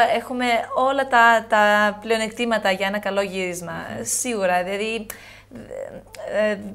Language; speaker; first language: Greek; early bilingual, heritage; Greek